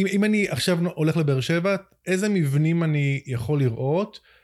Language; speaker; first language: Hebrew; native; Hebrew